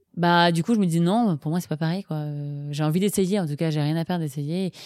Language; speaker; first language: French; native; French